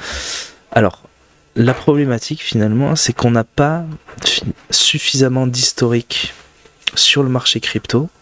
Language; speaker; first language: French; native; French